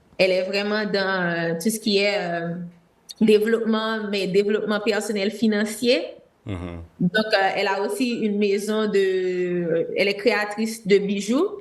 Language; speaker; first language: French; non-native, local second language; Haitian Creole